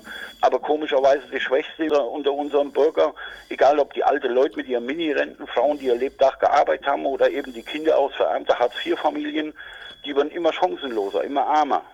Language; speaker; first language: German; native; German